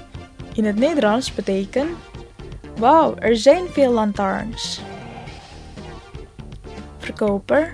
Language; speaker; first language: Dutch; non-native, learner; Indonesian